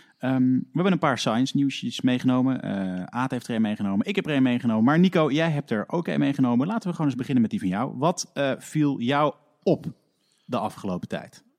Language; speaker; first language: Dutch; native; Dutch